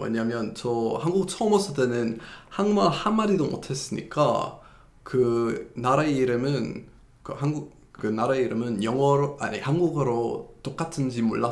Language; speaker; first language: Korean; non-native, fluent; English